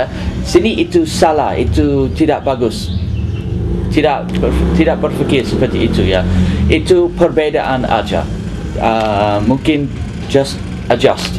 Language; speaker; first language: Indonesian; non-native, learner; English